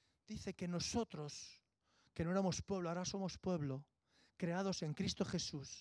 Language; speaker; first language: Spanish; native; Spanish